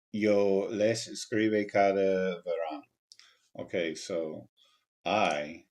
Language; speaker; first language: Spanish; non-native, learner; English